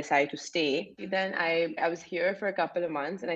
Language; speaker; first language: English; non-native, local second language; Urdu